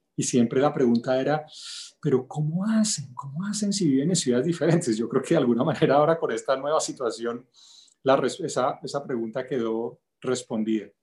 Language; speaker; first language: Spanish; native; Spanish